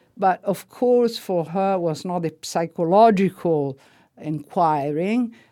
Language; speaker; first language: English; non-native, fluent; Italian